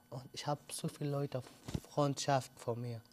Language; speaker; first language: German; non-native, learner; Arabic